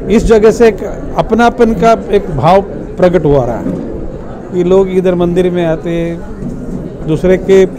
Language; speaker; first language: Hindi; non-native, local second language; Marathi